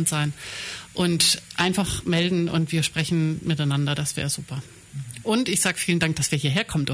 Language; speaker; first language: German; native; German